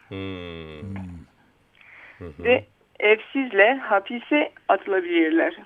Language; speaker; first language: Turkish; early bilingual, heritage; Turkish